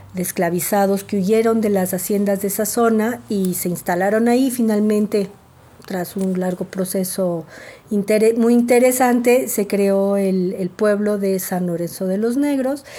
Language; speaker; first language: Spanish; native; Spanish